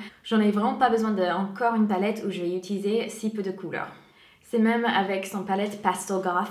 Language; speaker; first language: French; non-native, fluent; English